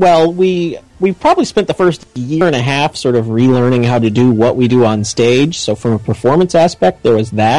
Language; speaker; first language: English; native; English